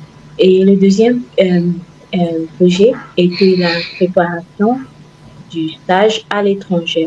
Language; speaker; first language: French; non-native, fluent; Igbo